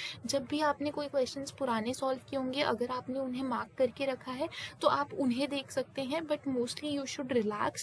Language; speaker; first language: Hindi; native; Hindi